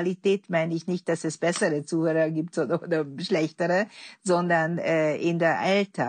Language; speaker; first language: German; non-native, fluent; Hungarian